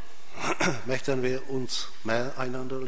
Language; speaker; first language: German; non-native, fluent; Czech